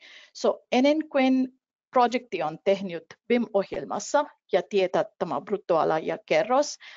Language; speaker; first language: Finnish; non-native, fluent; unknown